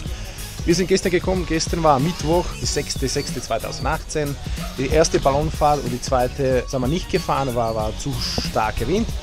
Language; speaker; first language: German; non-native, learner; Slovak